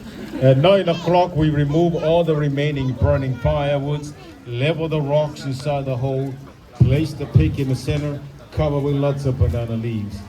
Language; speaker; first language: English; non-native, local second language; Samoan